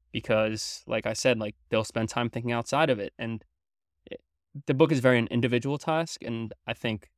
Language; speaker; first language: English; early bilingual, other home language; French